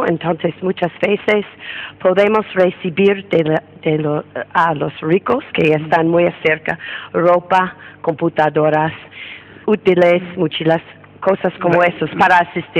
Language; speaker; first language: Spanish; non-native, fluent; English